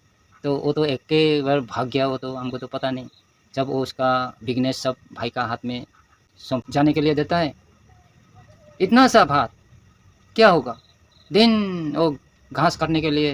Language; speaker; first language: Hindi; non-native, local second language; Nepali